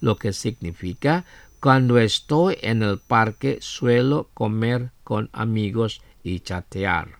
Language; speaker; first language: Spanish; non-native, fluent; Indonesian